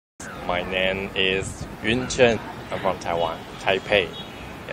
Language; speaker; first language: English; non-native, fluent; Chinese